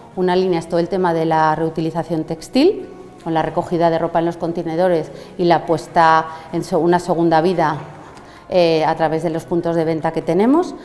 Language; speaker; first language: Spanish; native; Spanish